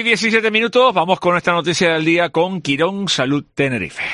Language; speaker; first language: Spanish; native; Spanish